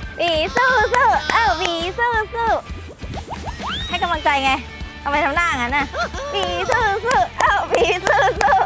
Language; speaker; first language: Thai; native; Thai